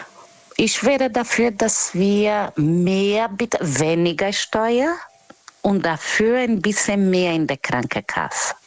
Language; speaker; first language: German; non-native, learner; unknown